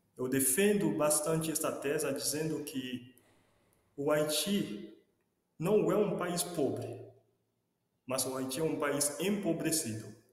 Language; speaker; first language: Portuguese; non-native, fluent; Haitian Creole